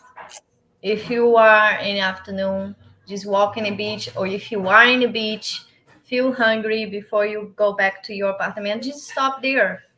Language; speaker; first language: English; non-native, learner; Portuguese